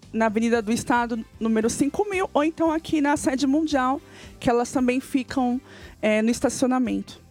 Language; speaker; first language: Portuguese; native; Portuguese